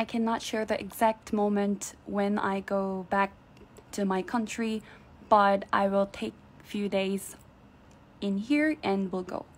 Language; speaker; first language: English; non-native, learner; Chinese